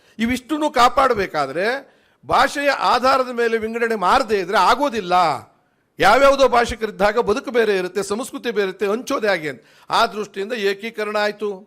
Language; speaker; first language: Kannada; native; Kannada